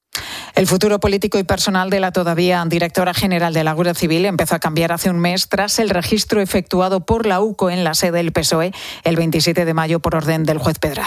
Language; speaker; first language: Spanish; native; Spanish